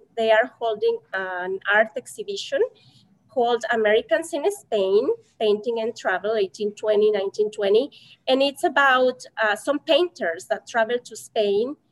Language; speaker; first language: English; non-native, fluent; Spanish